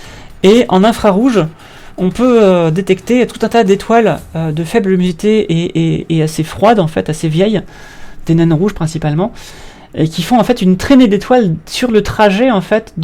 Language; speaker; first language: French; native; French